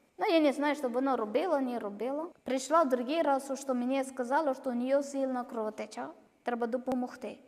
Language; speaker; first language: Ukrainian; non-native, learner; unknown